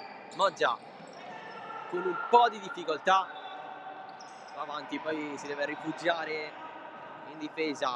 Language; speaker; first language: Italian; native; Italian